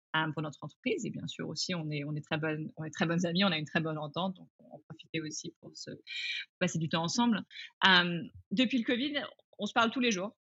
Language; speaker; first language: French; early bilingual, other home language; English